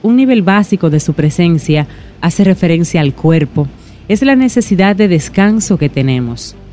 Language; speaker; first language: Spanish; native; Spanish